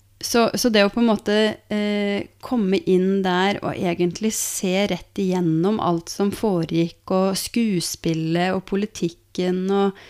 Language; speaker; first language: Norwegian; native; Norwegian